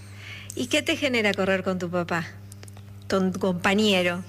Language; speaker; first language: Spanish; native; Spanish